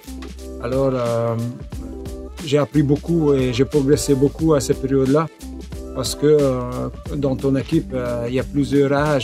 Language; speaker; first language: French; non-native, local second language; Hungarian